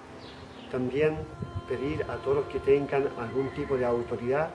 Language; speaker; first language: Spanish; native; Spanish